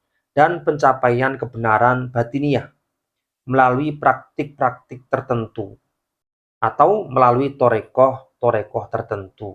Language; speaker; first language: Indonesian; native; Indonesian